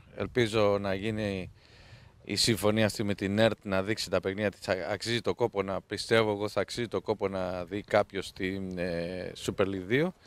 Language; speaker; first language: Greek; non-native, fluent; Spanish